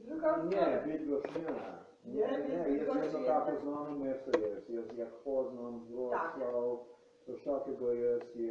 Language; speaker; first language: Polish; non-native, learner; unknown